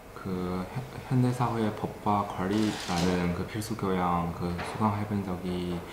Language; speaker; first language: Korean; non-native, learner; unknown